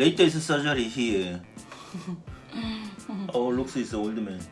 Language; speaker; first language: English; non-native, learner; Korean